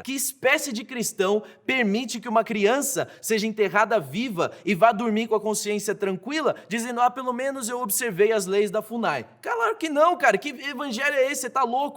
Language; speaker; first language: Portuguese; native; Portuguese